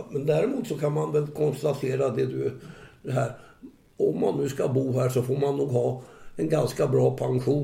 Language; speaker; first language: Swedish; native; Swedish